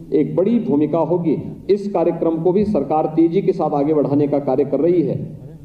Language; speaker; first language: Hindi; native; Hindi